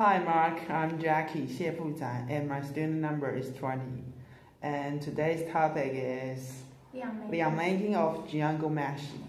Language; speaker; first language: English; non-native, learner; Chinese